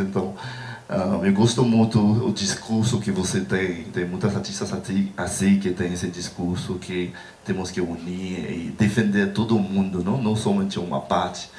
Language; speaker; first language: Portuguese; non-native, learner; Haitian Creole